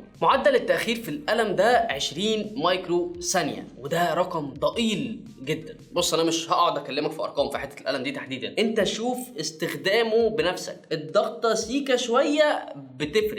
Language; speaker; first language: Arabic; native; Arabic